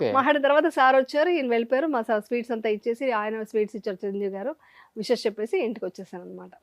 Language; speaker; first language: Telugu; native; Telugu